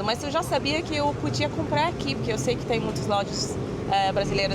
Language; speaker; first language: Portuguese; non-native, fluent; English